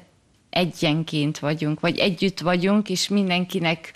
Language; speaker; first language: Hungarian; early bilingual, heritage; German